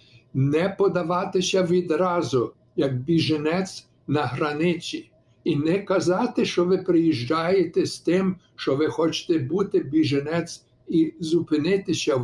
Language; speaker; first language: Ukrainian; early bilingual, heritage; Ukrainian